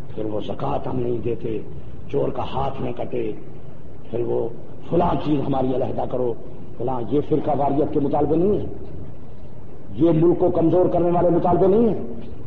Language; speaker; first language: Urdu; non-native, local second language; Saraiki